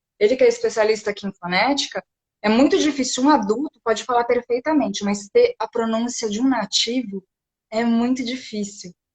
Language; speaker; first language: Portuguese; early bilingual, heritage; Portuguese